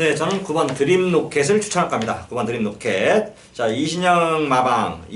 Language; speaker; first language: Korean; native; Korean